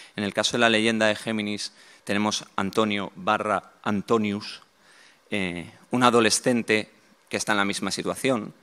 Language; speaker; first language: Spanish; native; Spanish